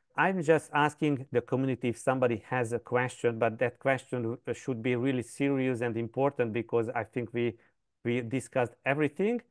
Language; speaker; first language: English; non-native, fluent; Hungarian